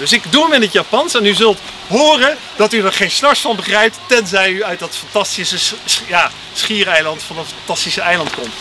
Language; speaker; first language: Dutch; native; Dutch